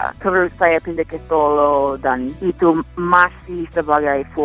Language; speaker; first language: Indonesian; non-native, fluent; English